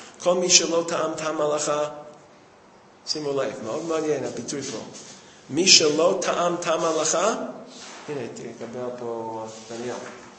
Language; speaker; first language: Hebrew; non-native, fluent; English